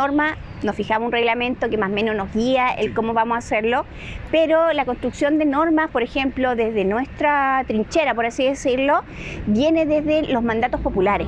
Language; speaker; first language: Spanish; native; Spanish